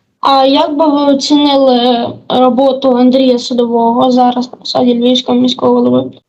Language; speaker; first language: Ukrainian; native; Ukrainian